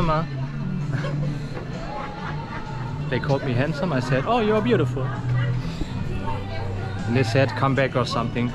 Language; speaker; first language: English; non-native, fluent; German